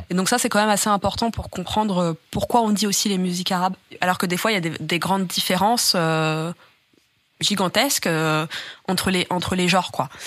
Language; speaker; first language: French; native; French